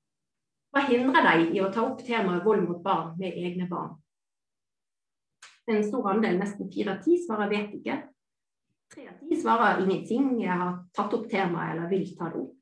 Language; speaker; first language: Norwegian; native; Norwegian